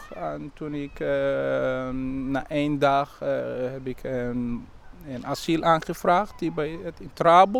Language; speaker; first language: Dutch; non-native, learner; Somali